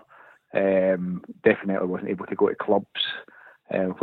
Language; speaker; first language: English; native; English